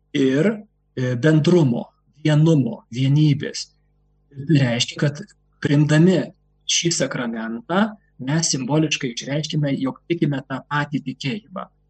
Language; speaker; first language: Lithuanian; native; Lithuanian